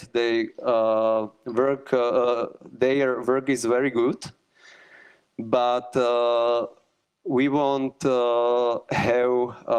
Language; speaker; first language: English; non-native, learner; Slovak